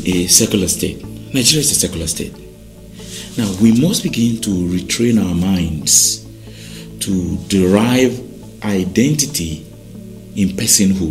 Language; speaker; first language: English; non-native, local second language; Yoruba